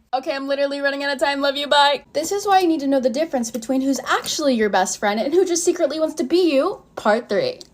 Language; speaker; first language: English; native; English